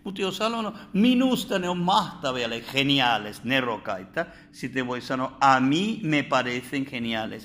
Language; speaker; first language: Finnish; non-native, fluent; Spanish